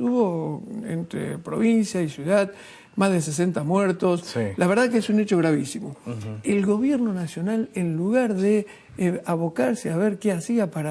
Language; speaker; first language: Spanish; native; Spanish